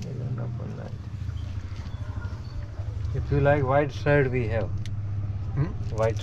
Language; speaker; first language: English; non-native, learner; Hindi